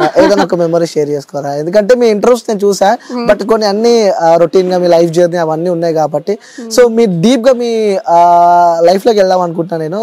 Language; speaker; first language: Telugu; native; Telugu